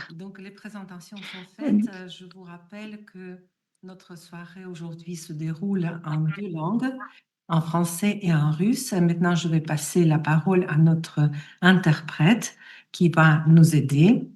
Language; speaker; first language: French; non-native, fluent; Russian